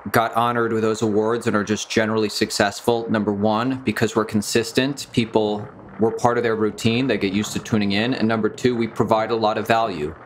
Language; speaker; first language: English; native; English